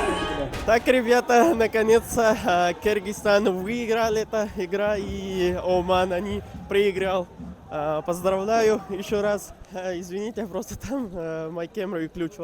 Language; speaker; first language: Russian; non-native, learner; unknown